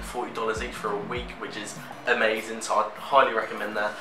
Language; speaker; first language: English; native; English